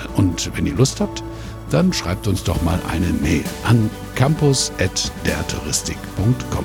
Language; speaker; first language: German; native; German